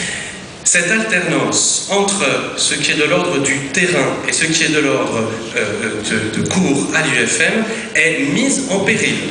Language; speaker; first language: French; native; French